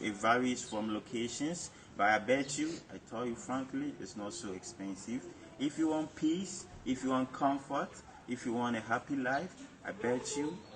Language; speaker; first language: English; non-native, local second language; Akan